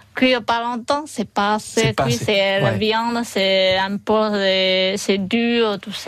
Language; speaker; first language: French; non-native, learner; Chinese